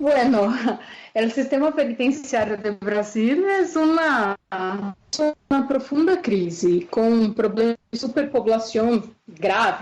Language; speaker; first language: Spanish; non-native, fluent; Portuguese